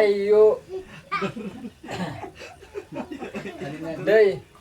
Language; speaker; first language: English; non-native, learner; Sundanese